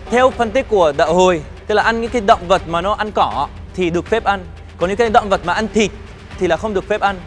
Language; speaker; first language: Vietnamese; non-native, fluent; Arabic